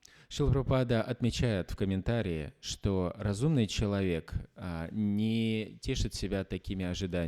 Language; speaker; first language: Russian; native; Russian